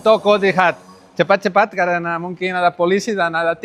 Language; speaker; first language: Indonesian; non-native, learner; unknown